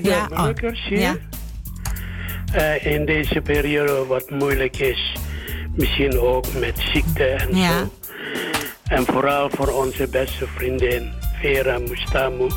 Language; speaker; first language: Dutch; early bilingual, other home language; Indonesian